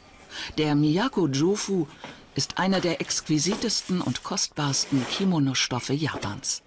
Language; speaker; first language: German; native; German